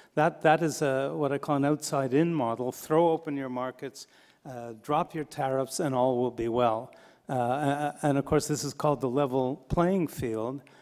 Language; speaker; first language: English; native; English